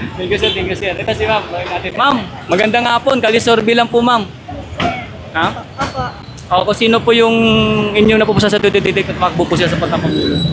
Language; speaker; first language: Filipino; native; Filipino